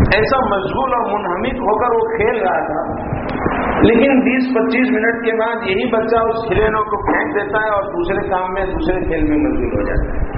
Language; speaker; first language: Urdu; non-native, local second language; Gujarati